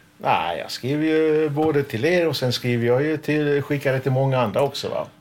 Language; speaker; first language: Swedish; early bilingual, other home language; Hungarian